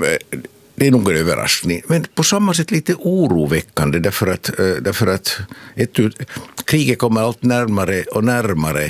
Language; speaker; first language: Swedish; non-native, local second language; Finnish